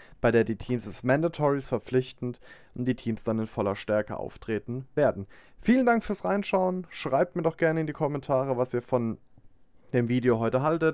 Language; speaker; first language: German; native; German